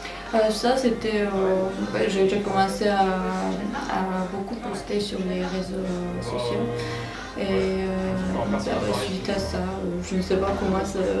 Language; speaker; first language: French; non-native, fluent; Armenian